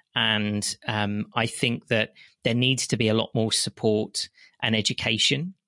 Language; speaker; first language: English; native; English